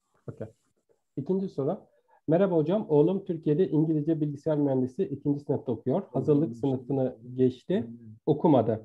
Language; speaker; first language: Turkish; native; Turkish